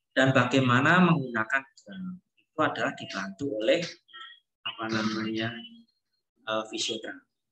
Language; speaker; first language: Indonesian; native; Indonesian